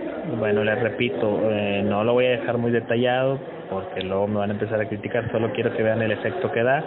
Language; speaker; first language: Spanish; native; Spanish